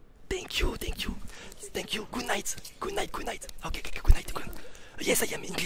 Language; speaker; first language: English; non-native, learner; French